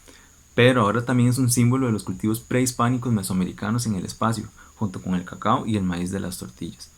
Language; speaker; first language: Spanish; native; Spanish